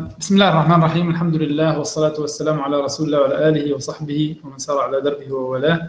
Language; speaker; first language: Malay; non-native, learner; Arabic